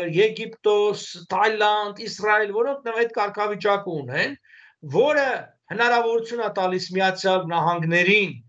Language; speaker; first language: Armenian; native; Armenian